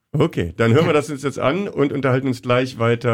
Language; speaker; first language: German; native; German